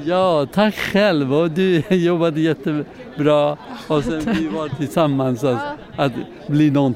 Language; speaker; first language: Swedish; non-native, learner; Persian